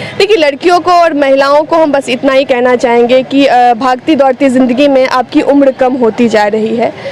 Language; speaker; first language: Hindi; native; Hindi